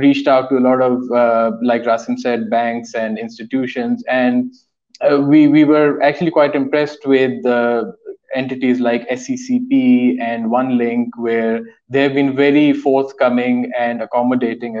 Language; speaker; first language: English; non-native, local second language; Urdu